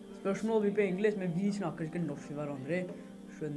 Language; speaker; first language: Norwegian; early bilingual, other home language; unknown